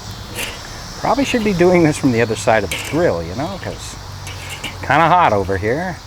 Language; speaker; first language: English; native; English